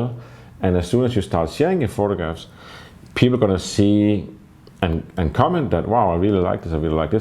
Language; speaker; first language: English; non-native, fluent; Danish